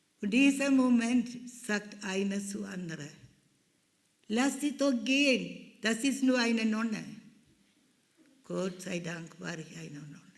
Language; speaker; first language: German; non-native, fluent; Malayalam